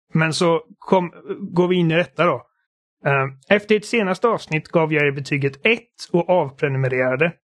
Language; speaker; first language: Swedish; native; Swedish